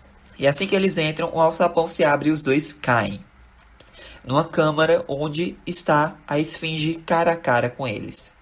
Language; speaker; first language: Portuguese; native; Portuguese